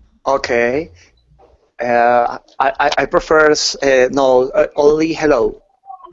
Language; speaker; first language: English; non-native, learner; Spanish